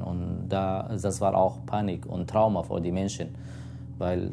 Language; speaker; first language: German; non-native, fluent; Kurdish